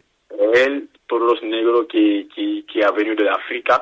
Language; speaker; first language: Spanish; non-native, learner; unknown